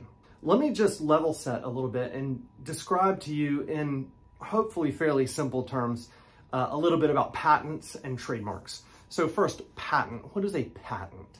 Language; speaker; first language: English; native; English